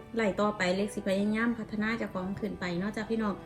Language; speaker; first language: Thai; non-native, local second language; Northeastern Thai